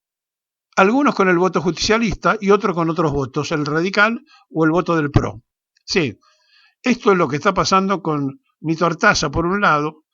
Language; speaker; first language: Spanish; native; Spanish